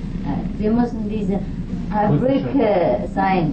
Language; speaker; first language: German; non-native, learner; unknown